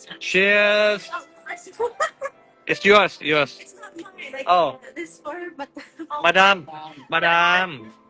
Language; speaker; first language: English; non-native, learner; Thai